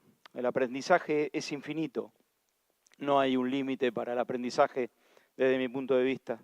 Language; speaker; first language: Spanish; native; Spanish